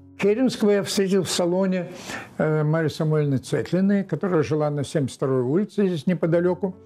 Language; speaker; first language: Russian; native; Russian